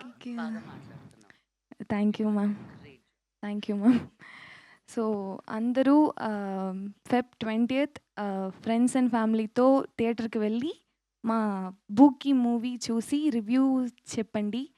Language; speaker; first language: Telugu; non-native, local second language; Tamil